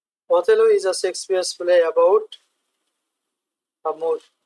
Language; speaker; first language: English; non-native, local second language; Bangla